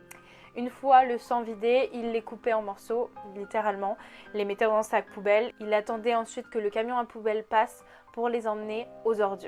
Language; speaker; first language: French; native; French